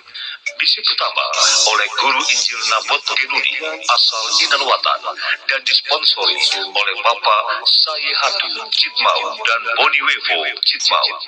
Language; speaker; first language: Indonesian; native; Indonesian